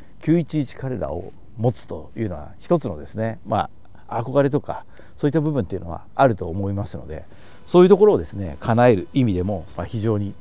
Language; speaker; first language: Japanese; native; Japanese